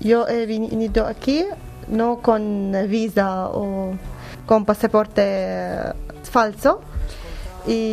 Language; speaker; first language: Spanish; non-native, learner; Arabic